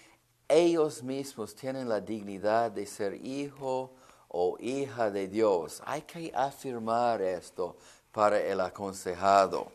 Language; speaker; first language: Spanish; non-native, fluent; English